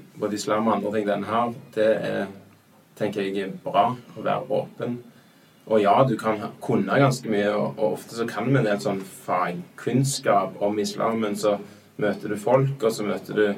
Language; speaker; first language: Norwegian; native; Norwegian